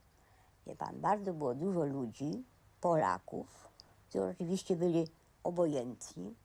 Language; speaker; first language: Polish; native; Polish